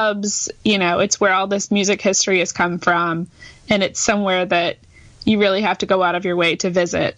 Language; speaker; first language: English; native; English